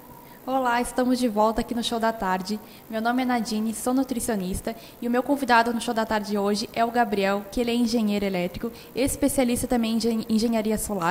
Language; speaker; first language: Portuguese; native; Portuguese